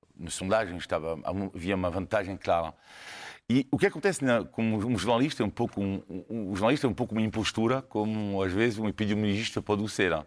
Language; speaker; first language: Portuguese; non-native, fluent; French